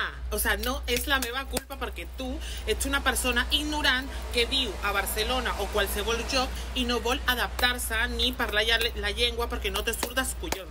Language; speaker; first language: Catalan; early bilingual, other home language; Spanish